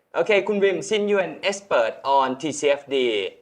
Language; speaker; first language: English; non-native, fluent; Thai